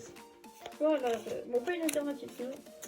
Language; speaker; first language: French; native; French